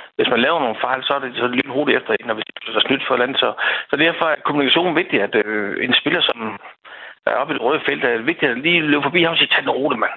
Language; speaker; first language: Danish; native; Danish